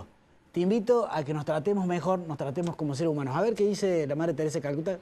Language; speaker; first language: Spanish; native; Spanish